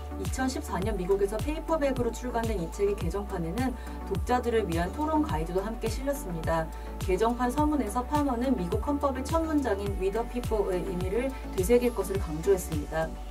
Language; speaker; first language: Korean; native; Korean